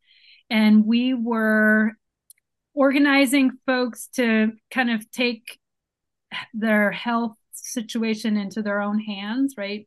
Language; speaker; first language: English; native; English